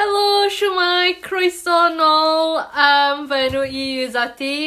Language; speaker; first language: Welsh; non-native, learner; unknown